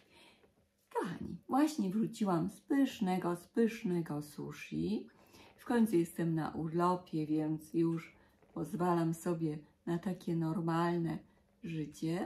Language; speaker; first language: Polish; native; Polish